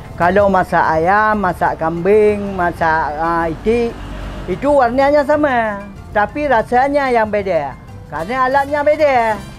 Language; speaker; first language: Malay; non-native, local second language; Achinese